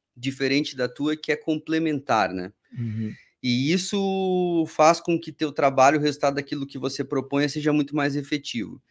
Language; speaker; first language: Portuguese; native; Portuguese